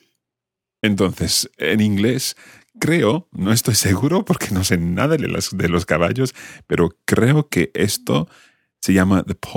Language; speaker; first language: Spanish; non-native, fluent; English